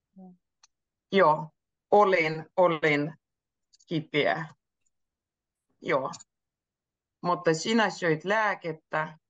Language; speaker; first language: Finnish; native; Finnish